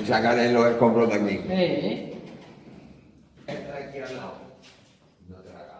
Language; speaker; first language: Spanish; native; Spanish